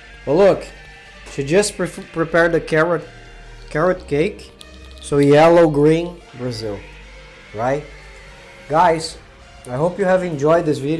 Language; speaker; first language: English; non-native, fluent; Portuguese